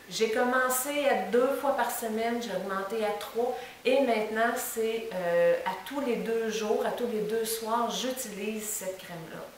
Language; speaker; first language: French; native; French